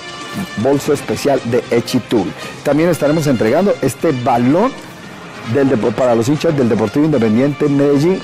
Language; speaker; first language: Spanish; native; Spanish